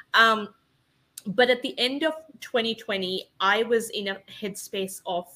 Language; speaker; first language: English; non-native, local second language; Sinhala